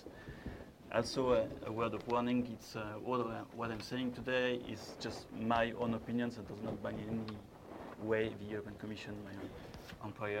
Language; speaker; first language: English; non-native, fluent; French